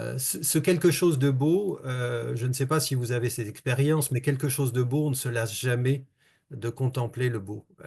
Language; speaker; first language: French; native; French